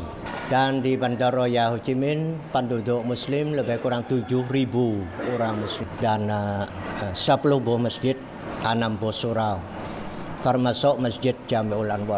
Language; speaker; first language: Indonesian; non-native, fluent; Western Cham